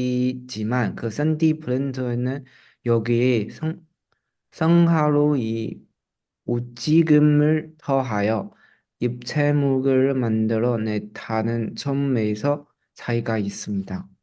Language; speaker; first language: Korean; non-native, learner; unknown